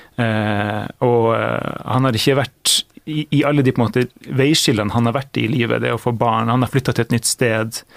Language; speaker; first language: Norwegian; native; Norwegian